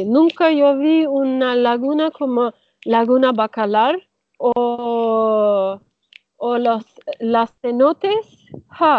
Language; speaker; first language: Spanish; non-native, learner; Turkish